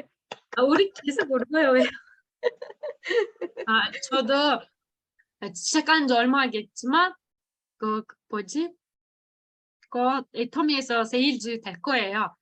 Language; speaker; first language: Korean; non-native, fluent; Turkish